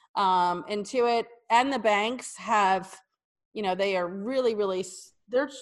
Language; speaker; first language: English; native; English